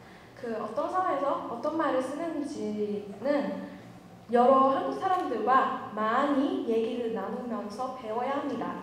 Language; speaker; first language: Korean; non-native, fluent; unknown